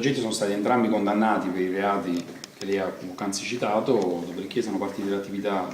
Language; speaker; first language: Italian; native; Italian